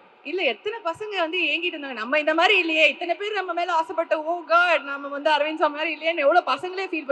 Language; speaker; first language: Tamil; native; Tamil